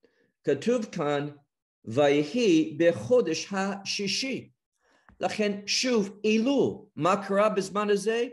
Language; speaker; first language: Hebrew; non-native, fluent; English